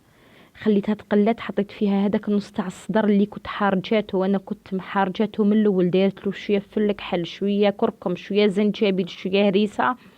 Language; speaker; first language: Arabic; native; Arabic